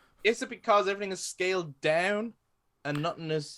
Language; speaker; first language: English; native; English